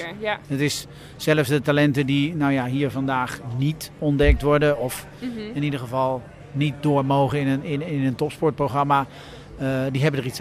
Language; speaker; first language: Dutch; native; Dutch